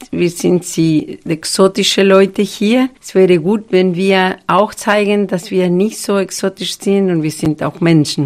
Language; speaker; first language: German; non-native, fluent; Spanish